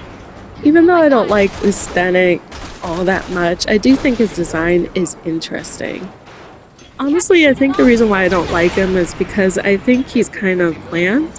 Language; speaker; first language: English; native; English